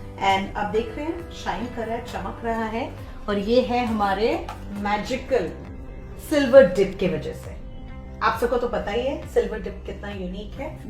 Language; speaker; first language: Hindi; non-native, local second language; Bangla